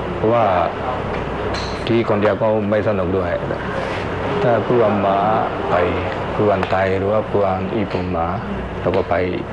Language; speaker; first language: Thai; non-native, learner; Japanese